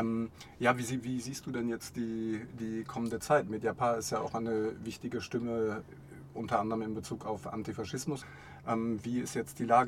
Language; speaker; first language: German; native; German